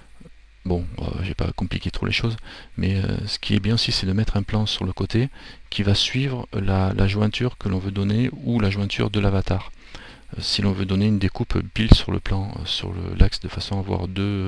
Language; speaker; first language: French; native; French